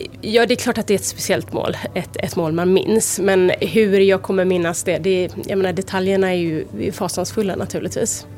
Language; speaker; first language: Swedish; native; Swedish